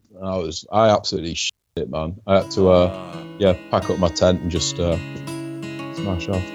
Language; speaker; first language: English; native; English